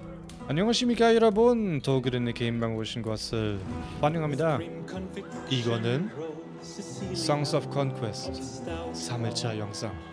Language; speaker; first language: Korean; non-native, fluent; German